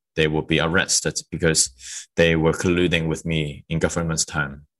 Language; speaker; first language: English; non-native, local second language; Cantonese